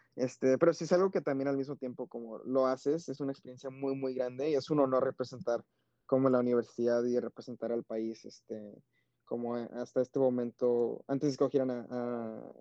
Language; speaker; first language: Spanish; early bilingual, heritage; Spanish